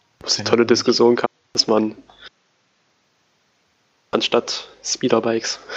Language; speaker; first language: German; native; German